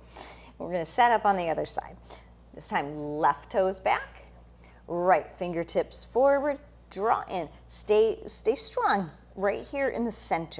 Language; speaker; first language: English; native; English